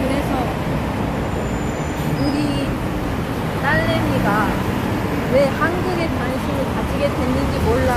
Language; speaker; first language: Korean; non-native, fluent; Japanese